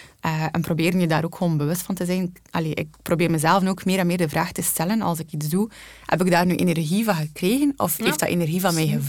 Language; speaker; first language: Dutch; native; Dutch